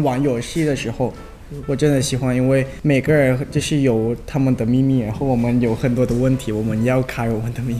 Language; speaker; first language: Chinese; non-native, learner; Thai